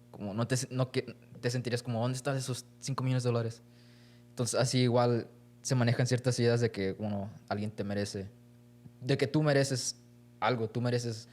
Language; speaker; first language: Spanish; early bilingual, heritage; Spanish